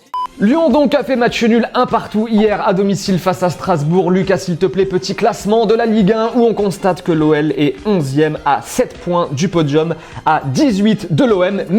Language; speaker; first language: French; native; French